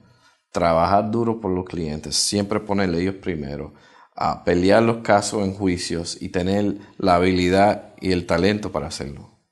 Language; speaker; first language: Spanish; early bilingual, heritage; Spanish